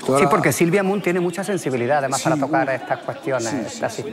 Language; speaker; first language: Spanish; native; Spanish